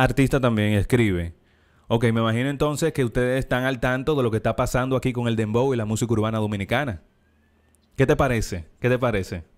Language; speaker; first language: Spanish; native; Spanish